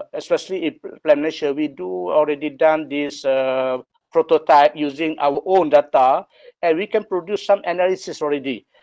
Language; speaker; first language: English; non-native, local second language; Malay